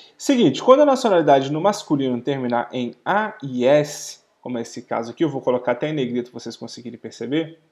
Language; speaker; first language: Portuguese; native; Portuguese